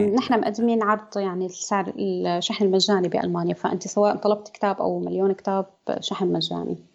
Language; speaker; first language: Arabic; native; Arabic